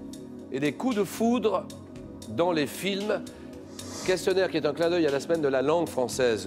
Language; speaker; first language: French; native; French